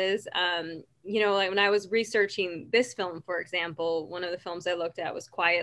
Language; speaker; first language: English; native; English